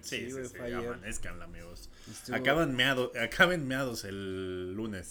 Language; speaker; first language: Spanish; native; Spanish